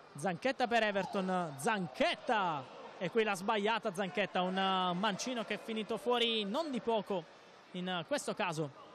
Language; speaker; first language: Italian; native; Italian